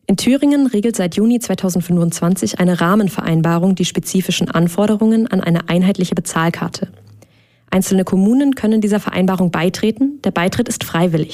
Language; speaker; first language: German; native; German